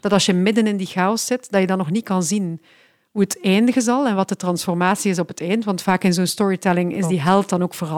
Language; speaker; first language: Dutch; native; Dutch